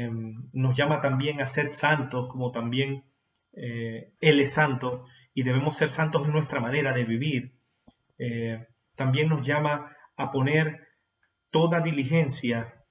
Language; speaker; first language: Spanish; native; Spanish